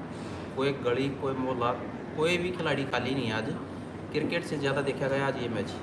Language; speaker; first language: Hindi; native; Hindi